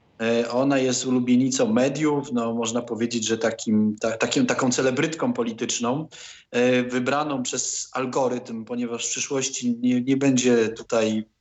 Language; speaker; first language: Polish; native; Polish